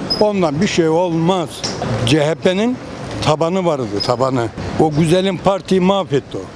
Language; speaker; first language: Turkish; native; Turkish